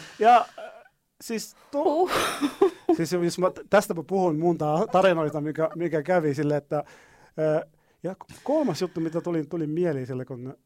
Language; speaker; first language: Finnish; non-native, learner; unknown